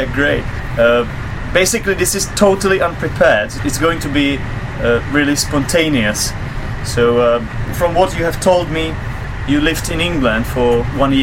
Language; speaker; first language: English; non-native, fluent; Czech